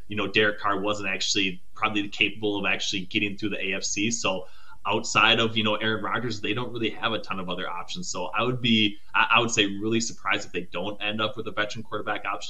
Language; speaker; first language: English; native; English